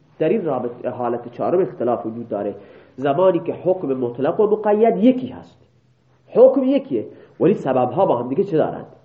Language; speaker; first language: Persian; non-native, local second language; Baluchi